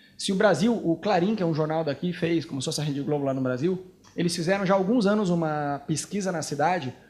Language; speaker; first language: Portuguese; native; Portuguese